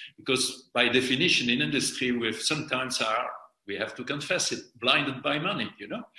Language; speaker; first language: English; non-native, fluent; French